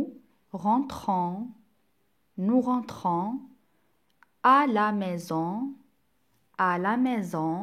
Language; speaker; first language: French; non-native, local second language; Arabic